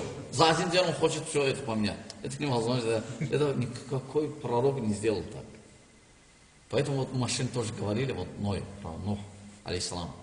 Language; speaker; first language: Russian; non-native, learner; Azerbaijani